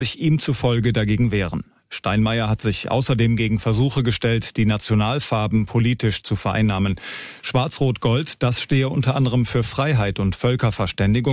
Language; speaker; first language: German; native; German